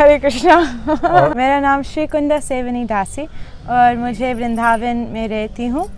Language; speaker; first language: Hindi; non-native, learner; English